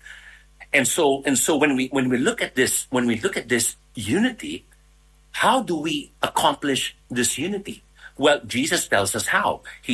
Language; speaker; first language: English; non-native, local second language; Filipino